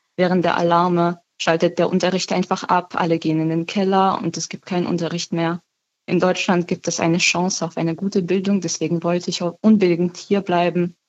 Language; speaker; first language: German; non-native, fluent; Ukrainian